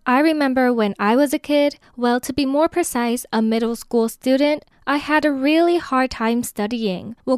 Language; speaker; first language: English; non-native, fluent; Chinese